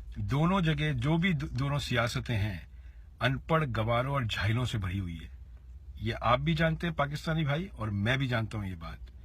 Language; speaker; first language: Hindi; native; Hindi